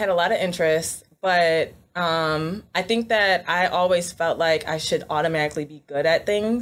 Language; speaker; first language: English; native; English